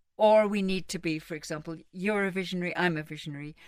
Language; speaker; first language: English; native; English